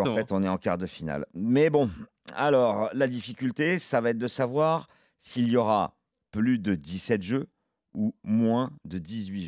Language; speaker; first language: French; native; French